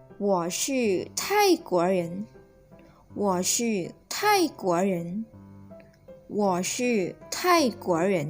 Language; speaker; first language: Chinese; non-native, fluent; Thai